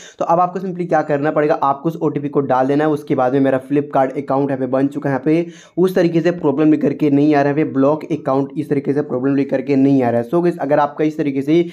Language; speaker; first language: Hindi; native; Hindi